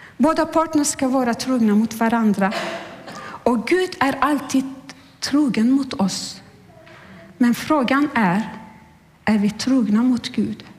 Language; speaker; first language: Swedish; non-native, fluent; Turkish